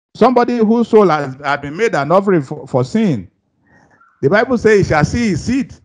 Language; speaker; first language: English; non-native, local second language; Yoruba